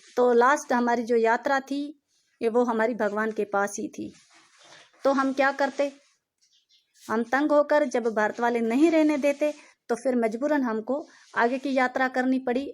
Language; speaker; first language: Urdu; non-native, local second language; Sindhi